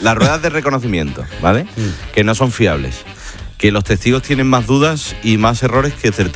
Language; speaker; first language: Spanish; native; Spanish